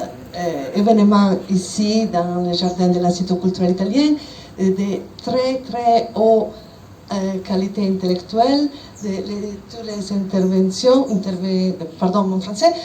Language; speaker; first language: French; non-native, learner; Italian